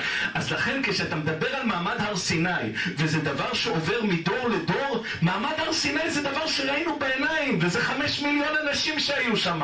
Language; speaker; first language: Hebrew; native; Hebrew